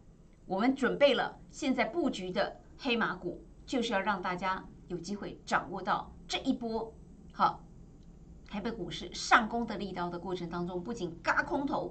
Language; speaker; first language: Chinese; native; Chinese